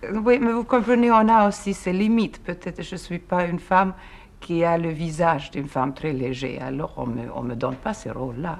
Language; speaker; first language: French; non-native, fluent; Swedish